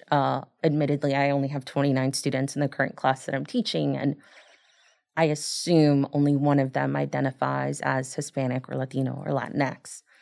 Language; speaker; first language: English; early bilingual, other home language; Spanish